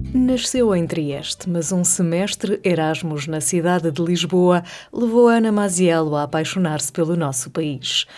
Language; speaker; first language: Portuguese; native; Portuguese